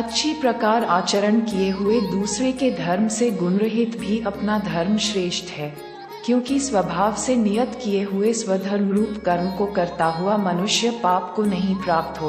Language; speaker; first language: Hindi; native; Hindi